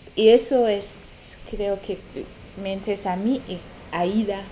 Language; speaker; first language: Spanish; non-native, fluent; German